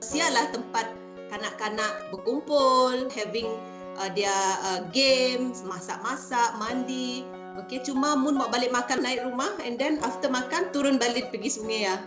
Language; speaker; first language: Malay; non-native, local second language; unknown